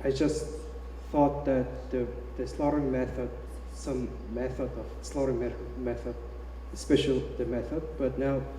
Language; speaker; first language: English; non-native, fluent; Mongolian